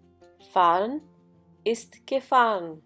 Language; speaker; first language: German; non-native, fluent; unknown